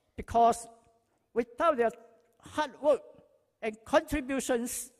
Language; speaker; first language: English; non-native, local second language; Chinese